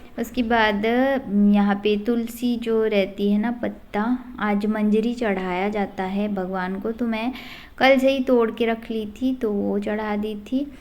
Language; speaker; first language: Hindi; non-native, local second language; Odia